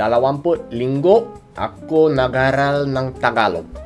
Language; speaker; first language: Filipino; non-native, learner; English